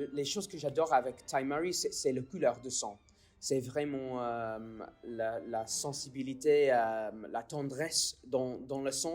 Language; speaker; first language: French; non-native, fluent; English